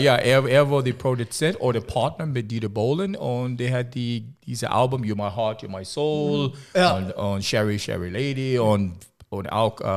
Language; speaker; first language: German; non-native, learner; English